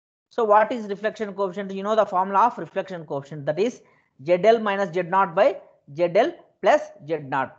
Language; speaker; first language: English; non-native, local second language; Telugu